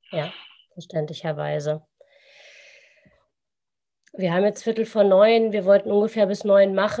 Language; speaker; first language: German; native; German